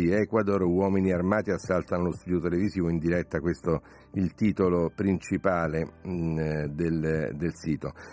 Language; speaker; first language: Italian; native; Italian